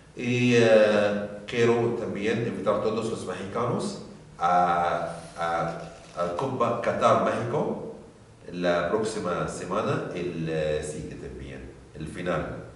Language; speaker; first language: Spanish; non-native, learner; Arabic